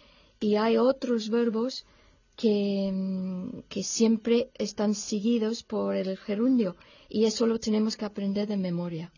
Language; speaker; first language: Spanish; non-native, fluent; English